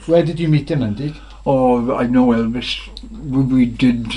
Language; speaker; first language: English; native; English